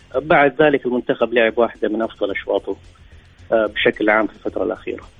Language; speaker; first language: Arabic; native; Arabic